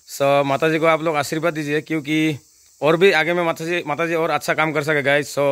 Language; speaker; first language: Hindi; non-native, local second language; Assamese